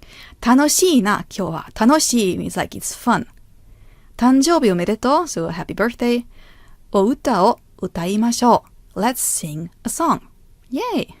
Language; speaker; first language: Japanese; non-native, fluent; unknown